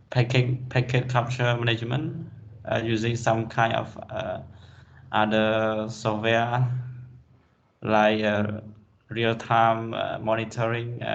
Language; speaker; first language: English; non-native, fluent; Khmer